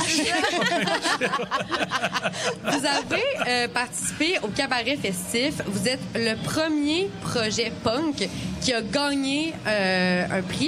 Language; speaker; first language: French; native; French